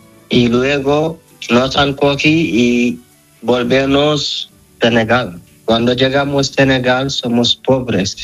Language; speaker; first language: Spanish; non-native, learner; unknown